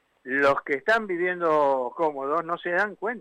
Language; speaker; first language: Spanish; native; Spanish